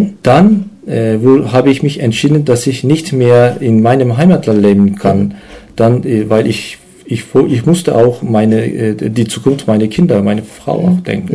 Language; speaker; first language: German; non-native, learner; Turkish